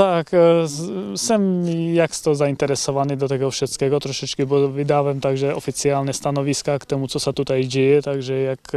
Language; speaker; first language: Polish; non-native, learner; Czech